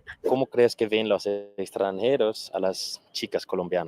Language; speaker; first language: Spanish; non-native, learner; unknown